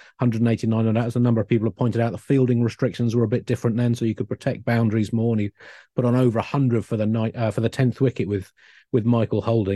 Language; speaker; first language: English; native; English